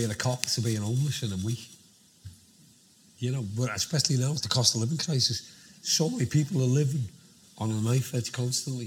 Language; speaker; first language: English; native; English